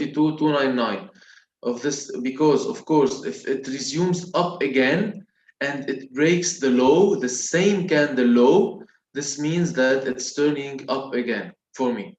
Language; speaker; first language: English; non-native, local second language; Arabic